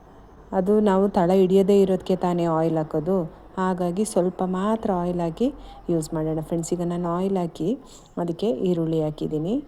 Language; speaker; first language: Kannada; native; Kannada